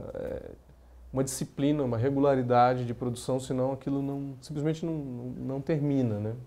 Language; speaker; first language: Portuguese; native; Portuguese